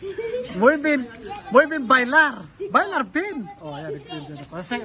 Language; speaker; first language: Spanish; non-native, learner; Filipino